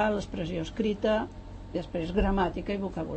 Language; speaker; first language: Catalan; native; Catalan